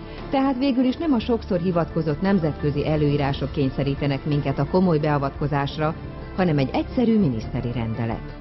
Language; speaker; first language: Hungarian; native; Hungarian